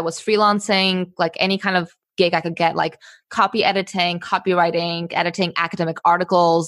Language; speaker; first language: English; native; English